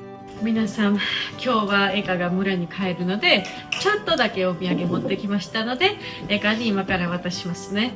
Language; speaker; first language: Japanese; non-native, learner; Georgian